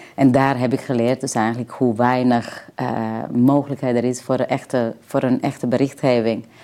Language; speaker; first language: Dutch; non-native, fluent; Serbian